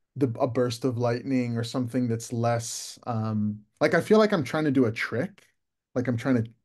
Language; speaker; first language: English; native; English